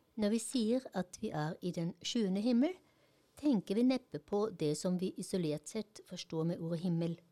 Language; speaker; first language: Norwegian; non-native, fluent; German